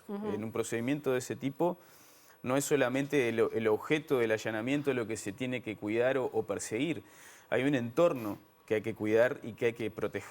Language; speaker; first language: Spanish; native; Spanish